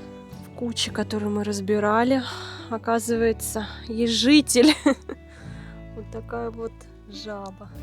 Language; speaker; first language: Russian; native; Russian